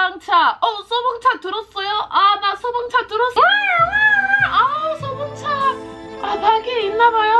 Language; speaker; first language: Korean; non-native, learner; English